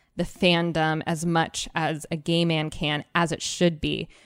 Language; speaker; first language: English; native; English